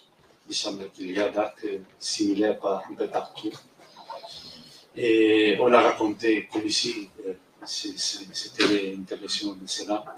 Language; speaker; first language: French; non-native, fluent; Spanish